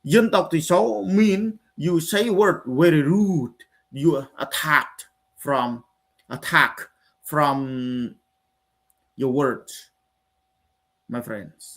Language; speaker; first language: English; non-native, learner; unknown